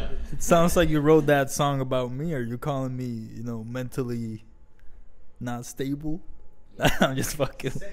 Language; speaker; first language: English; non-native, local second language; Spanish